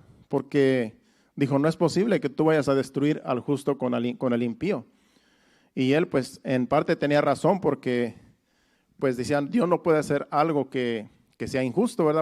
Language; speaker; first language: Spanish; native; Spanish